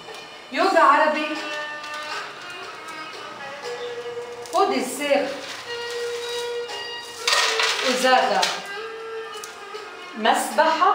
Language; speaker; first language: Portuguese; non-native, fluent; Arabic